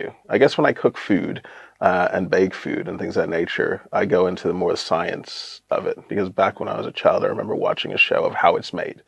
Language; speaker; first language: English; native; English